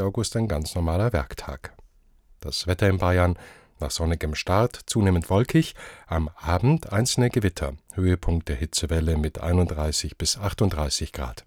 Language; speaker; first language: German; native; German